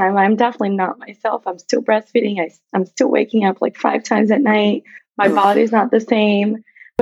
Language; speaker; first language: English; non-native, fluent; Portuguese